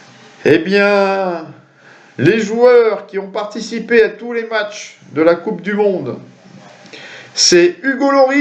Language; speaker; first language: French; native; French